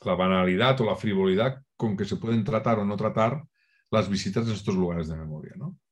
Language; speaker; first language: Spanish; non-native, local second language; Catalan